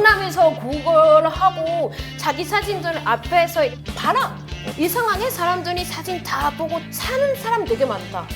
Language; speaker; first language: Korean; non-native, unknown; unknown